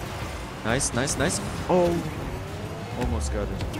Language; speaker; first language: English; non-native, learner; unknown